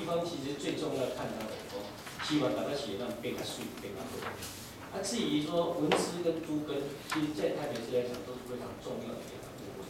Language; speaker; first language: Chinese; native; Chinese